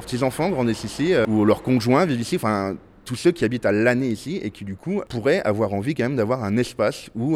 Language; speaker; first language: French; native; French